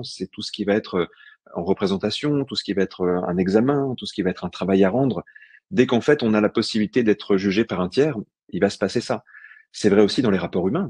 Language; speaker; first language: French; native; French